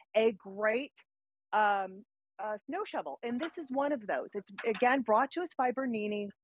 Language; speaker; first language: English; native; English